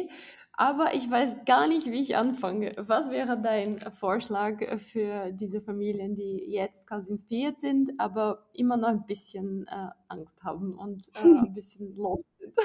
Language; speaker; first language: German; non-native, fluent; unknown